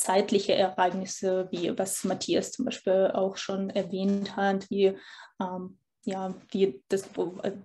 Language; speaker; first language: German; non-native, fluent; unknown